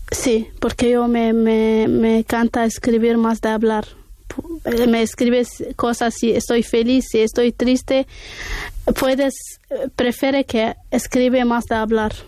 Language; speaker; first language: Spanish; non-native, learner; Arabic